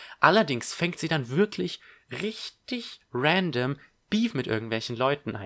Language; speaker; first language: German; native; German